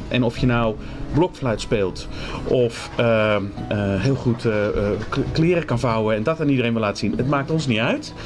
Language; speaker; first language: Dutch; native; Dutch